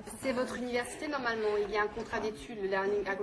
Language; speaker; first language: French; native; French